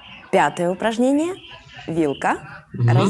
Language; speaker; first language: Russian; native; Russian